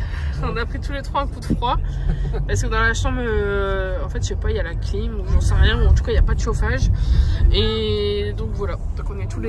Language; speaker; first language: French; native; French